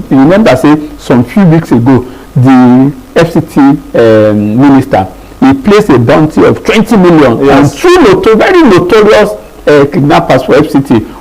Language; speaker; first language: Nigerian Pidgin; non-native, local second language; Yoruba